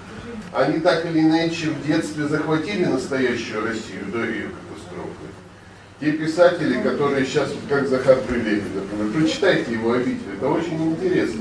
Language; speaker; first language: Russian; native; Russian